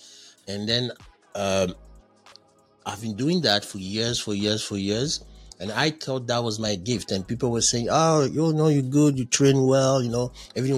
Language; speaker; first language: English; non-native, fluent; French